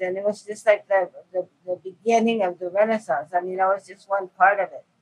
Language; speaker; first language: English; early bilingual, other home language; Spanish